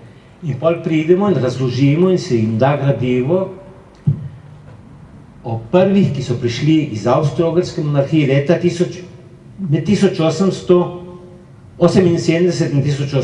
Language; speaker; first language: Slovenian; early bilingual, heritage; Slovenian